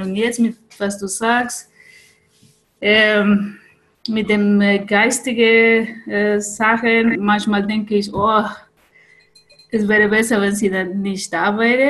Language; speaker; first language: German; non-native, fluent; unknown